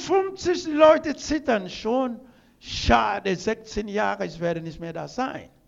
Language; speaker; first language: German; non-native, learner; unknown